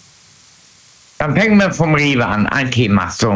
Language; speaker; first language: German; native; German